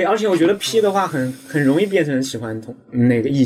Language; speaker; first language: Chinese; native; Chinese